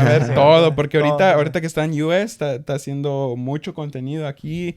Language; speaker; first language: Spanish; early bilingual, heritage; Spanish